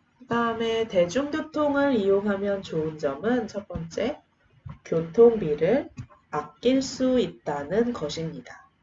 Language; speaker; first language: Korean; native; Korean